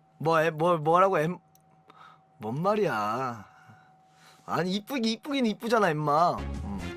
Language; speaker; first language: Korean; native; Korean